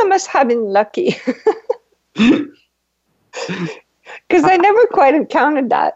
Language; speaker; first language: English; non-native, fluent; French